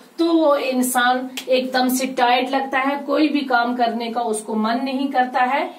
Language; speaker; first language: Urdu; non-native, local second language; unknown